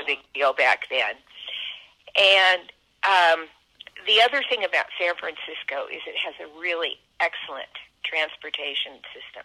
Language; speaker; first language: English; native; English